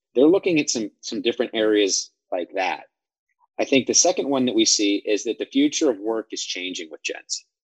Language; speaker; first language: English; native; English